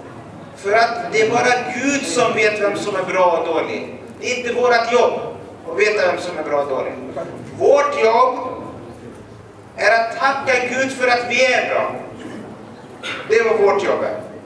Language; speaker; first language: Swedish; early bilingual, other home language; Arabic